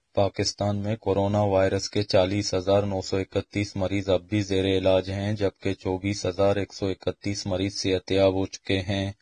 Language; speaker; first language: Urdu; non-native, local second language; Baluchi